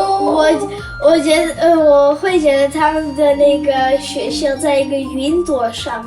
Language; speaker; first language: Chinese; early bilingual, heritage; Chinese